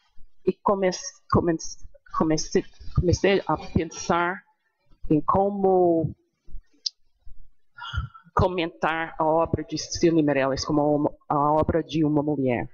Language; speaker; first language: Portuguese; non-native, fluent; English